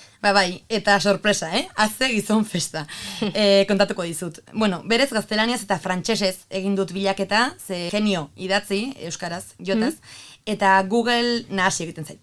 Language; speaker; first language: Basque; native; Basque